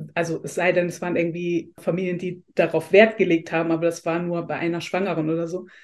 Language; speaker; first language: German; native; German